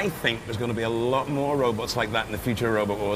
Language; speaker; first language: English; native; English